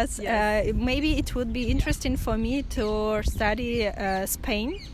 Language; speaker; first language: English; non-native, fluent; Russian